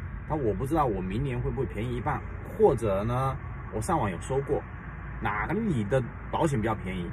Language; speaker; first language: Chinese; native; Chinese